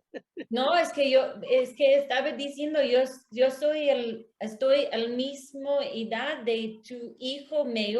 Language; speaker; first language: Spanish; non-native, learner; English